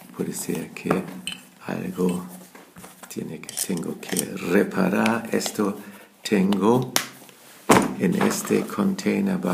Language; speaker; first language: Spanish; non-native, learner; German